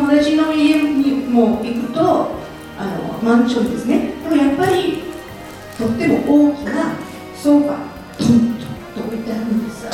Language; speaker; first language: Japanese; non-native, fluent; French